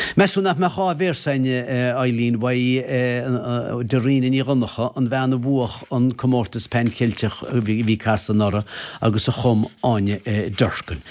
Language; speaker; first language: Irish; native; Irish